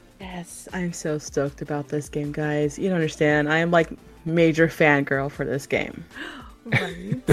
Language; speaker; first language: English; native; English